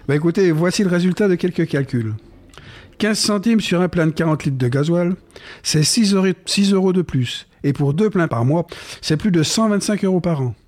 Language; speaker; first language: French; native; French